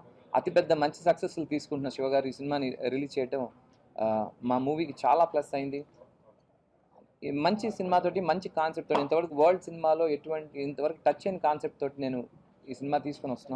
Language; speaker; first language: Telugu; native; Telugu